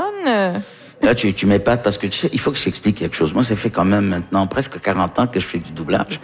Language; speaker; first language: French; early bilingual, other home language; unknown